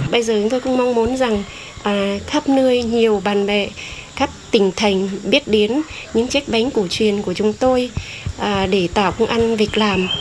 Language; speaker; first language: Vietnamese; non-native, local second language; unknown